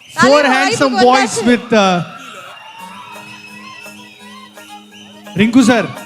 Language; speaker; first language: Tamil; native; Tamil